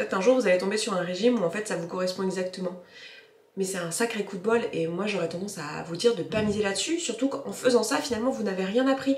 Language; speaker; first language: French; native; French